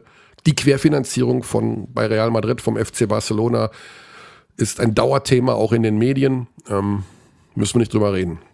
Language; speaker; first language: German; native; German